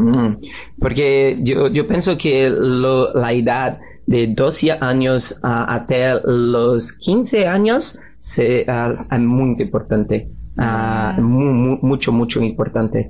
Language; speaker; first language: Spanish; non-native, learner; Portuguese